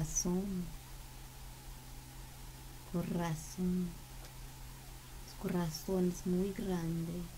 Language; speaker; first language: Spanish; non-native, learner; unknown